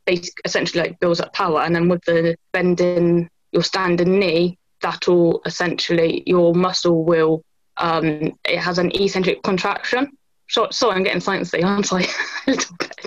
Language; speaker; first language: English; native; English